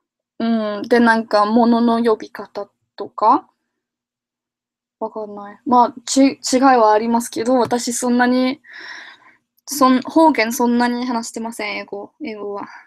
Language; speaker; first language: Japanese; non-native, fluent; English